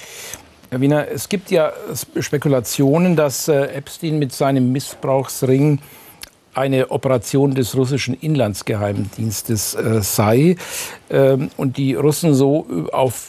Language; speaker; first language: German; native; German